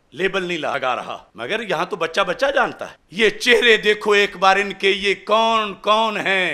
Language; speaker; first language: Urdu; non-native, local second language; Punjabi